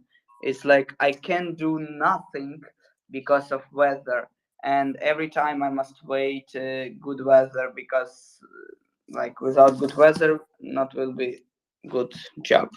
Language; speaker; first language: English; non-native, learner; Ukrainian